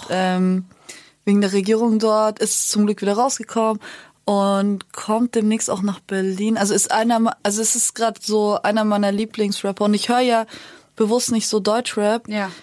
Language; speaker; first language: German; early bilingual, other home language; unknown